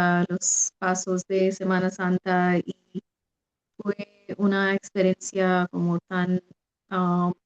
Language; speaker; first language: Spanish; non-native, fluent; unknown